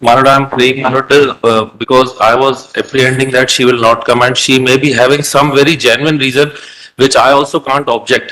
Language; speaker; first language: English; non-native, local second language; Hindi